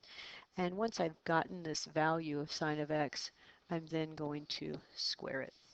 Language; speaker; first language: English; native; English